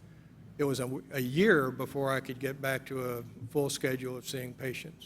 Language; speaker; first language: English; native; English